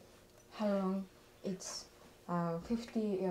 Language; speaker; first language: English; non-native, learner; Japanese